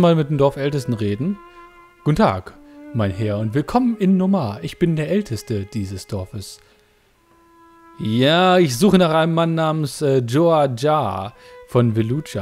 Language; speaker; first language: German; native; German